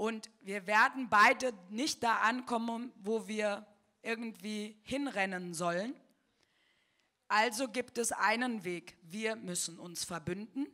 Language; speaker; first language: German; early bilingual, other home language; Turkish